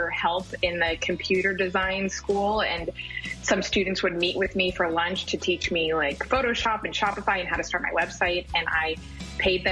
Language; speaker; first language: English; native; English